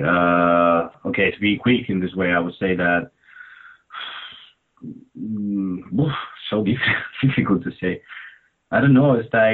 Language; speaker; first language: English; non-native, fluent; Spanish